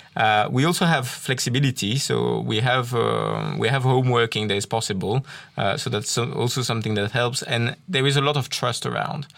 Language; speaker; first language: English; non-native, fluent; French